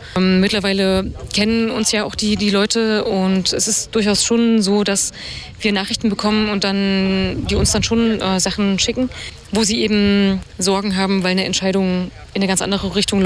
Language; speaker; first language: German; native; German